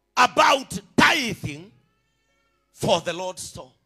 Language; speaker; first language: English; non-native, local second language; Swahili